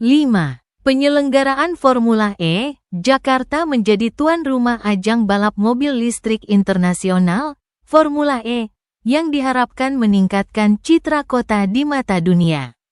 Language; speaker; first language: Indonesian; native; Indonesian